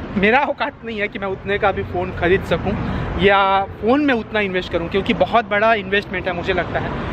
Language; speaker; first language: Hindi; native; Hindi